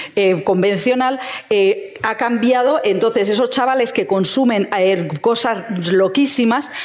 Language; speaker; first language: Spanish; non-native, fluent; Swedish